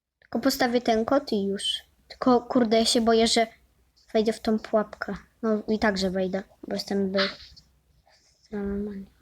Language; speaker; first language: Polish; native; Polish